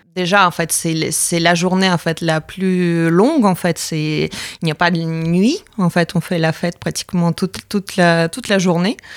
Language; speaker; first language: French; non-native, fluent; Latvian